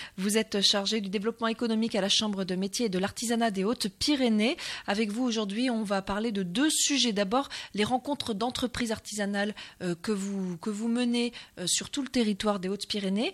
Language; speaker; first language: French; native; French